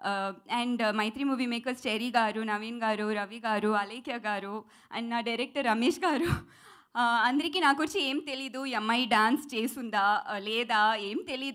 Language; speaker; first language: Telugu; non-native, learner; Tamil